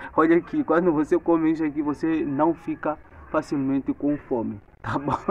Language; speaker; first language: Portuguese; non-native, local second language; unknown